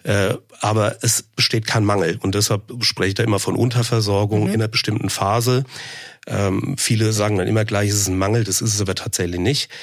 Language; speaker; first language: German; native; German